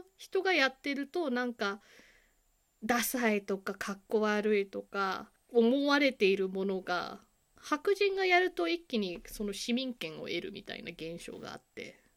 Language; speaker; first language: Japanese; native; Japanese